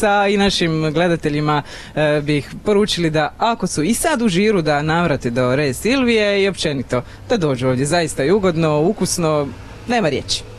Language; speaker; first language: Croatian; native; Croatian